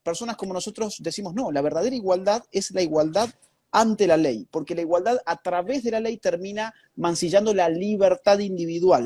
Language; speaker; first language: Spanish; native; Spanish